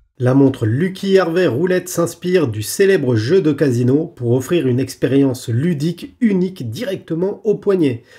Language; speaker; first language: French; native; French